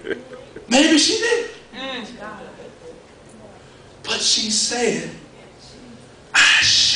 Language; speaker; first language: English; native; English